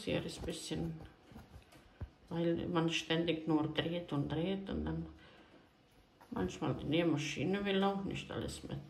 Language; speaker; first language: German; non-native, fluent; Croatian